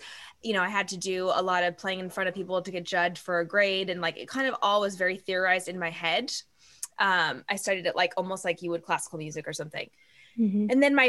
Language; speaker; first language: English; native; English